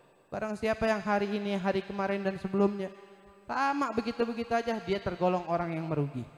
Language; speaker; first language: Indonesian; native; Indonesian